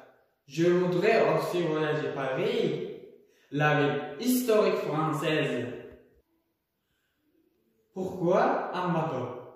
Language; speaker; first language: French; non-native, learner; Uzbek